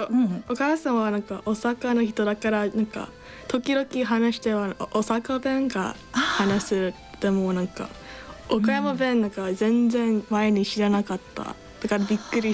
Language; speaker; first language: Japanese; non-native, learner; English